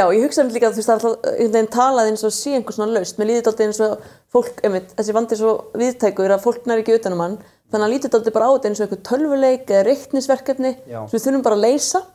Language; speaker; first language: Icelandic; native; Icelandic